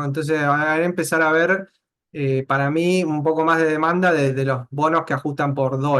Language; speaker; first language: Spanish; native; Spanish